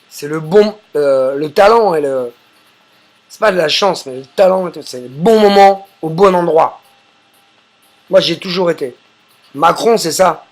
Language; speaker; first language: French; native; French